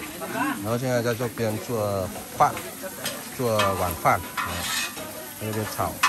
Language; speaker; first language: Chinese; non-native, fluent; Vietnamese